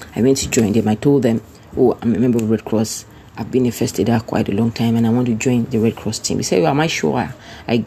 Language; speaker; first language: English; non-native, local second language; Yoruba